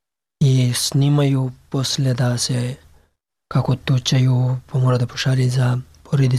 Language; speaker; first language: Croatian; non-native, learner; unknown